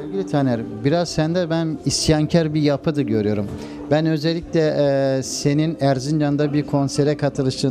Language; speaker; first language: Turkish; native; Turkish